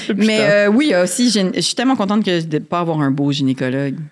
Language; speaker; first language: French; native; French